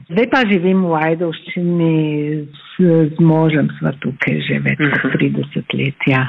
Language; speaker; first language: Slovenian; native; Slovenian